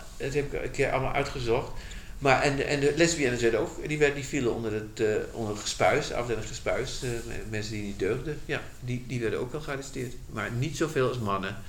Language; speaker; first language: Dutch; native; Dutch